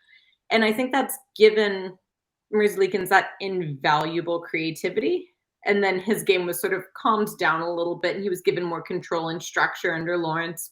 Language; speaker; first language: English; native; English